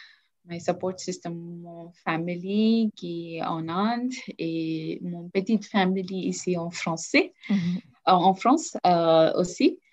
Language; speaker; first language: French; non-native, learner; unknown